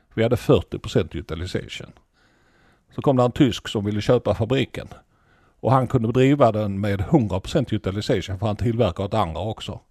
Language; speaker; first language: Swedish; native; Swedish